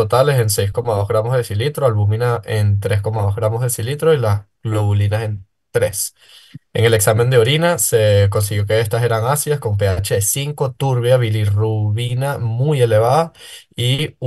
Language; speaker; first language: Spanish; native; Spanish